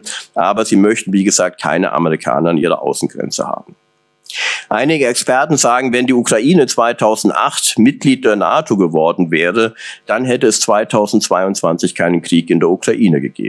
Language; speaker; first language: German; native; German